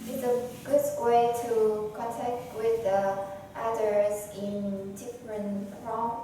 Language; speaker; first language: English; non-native, learner; Vietnamese